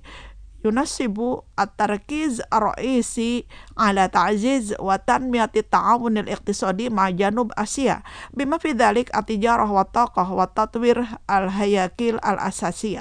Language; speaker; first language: Arabic; non-native, fluent; Indonesian